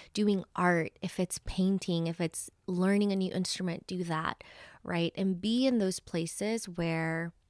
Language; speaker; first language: English; early bilingual, other home language; Spanish